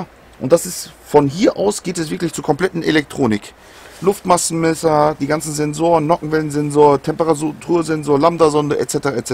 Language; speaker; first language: German; native; German